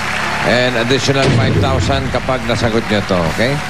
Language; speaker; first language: Filipino; native; Filipino